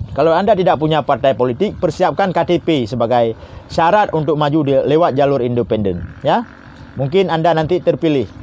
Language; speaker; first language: Indonesian; non-native, local second language; Achinese